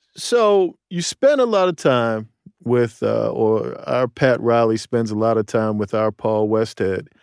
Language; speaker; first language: English; native; English